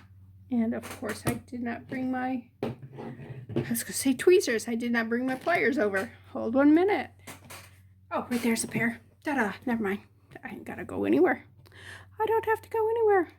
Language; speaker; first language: English; native; English